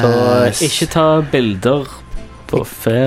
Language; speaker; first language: Norwegian; native; Norwegian